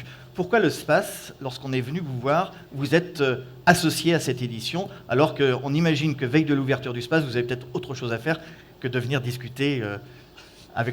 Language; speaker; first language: French; native; French